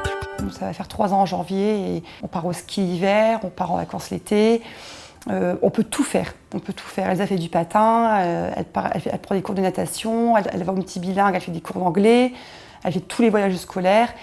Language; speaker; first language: French; native; French